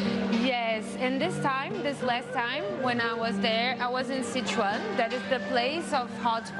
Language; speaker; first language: English; non-native, fluent; Portuguese